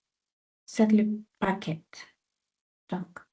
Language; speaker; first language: French; non-native, fluent; Dutch